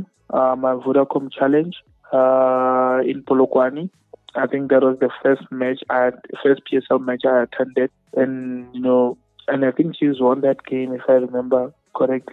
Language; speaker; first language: English; non-native, local second language; Northern Sotho